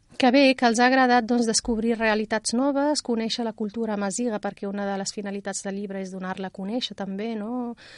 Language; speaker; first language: Catalan; non-native, fluent; Riffian